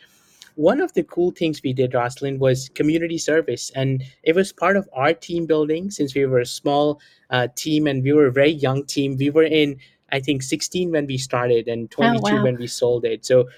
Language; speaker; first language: English; non-native, local second language; Hindi